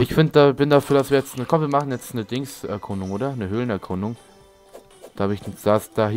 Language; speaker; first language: German; native; German